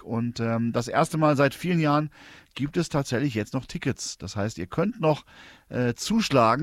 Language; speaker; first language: German; native; German